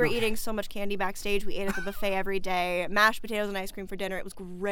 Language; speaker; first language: English; native; English